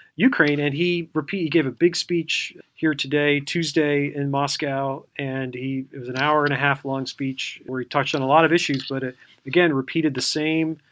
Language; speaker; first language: English; native; English